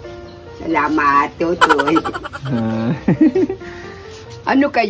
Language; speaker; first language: Filipino; non-native, local second language; Bikol